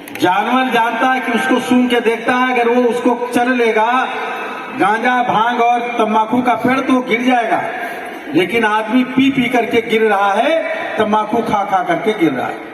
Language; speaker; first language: Hindi; native; Hindi